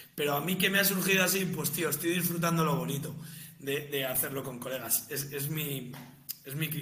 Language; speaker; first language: Spanish; native; Spanish